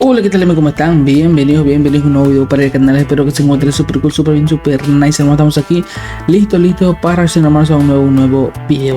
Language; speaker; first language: Spanish; native; Spanish